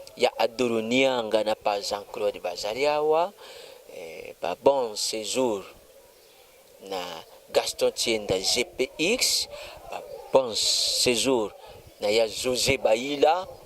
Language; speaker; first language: Lingala; non-native, local second language; Kongo